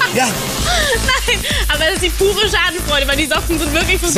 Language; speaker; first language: German; native; German